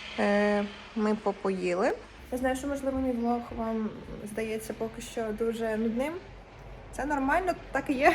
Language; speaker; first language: Ukrainian; non-native, local second language; Russian